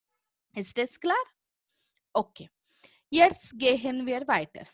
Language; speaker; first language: German; non-native, fluent; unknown